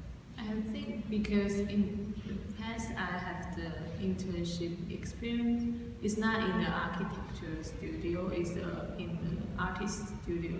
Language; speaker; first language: English; non-native, learner; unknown